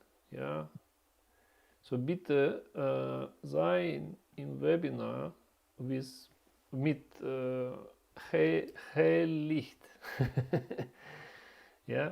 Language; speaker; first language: German; non-native, learner; Russian